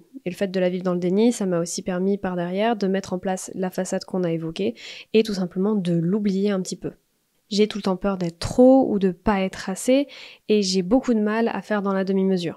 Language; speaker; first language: French; native; French